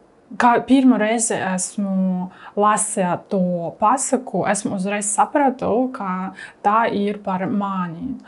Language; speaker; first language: Latvian; non-native, learner; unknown